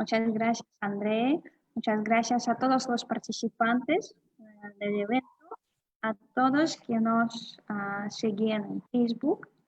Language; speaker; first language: Spanish; non-native, fluent; Russian